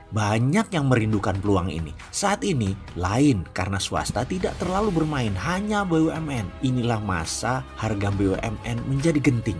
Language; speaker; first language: Indonesian; native; Indonesian